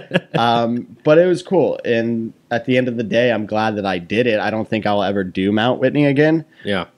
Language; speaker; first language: English; native; English